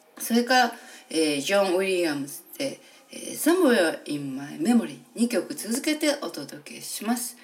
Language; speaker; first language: Japanese; native; Japanese